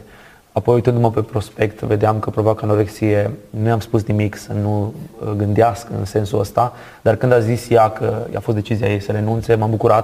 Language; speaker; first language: Romanian; native; Romanian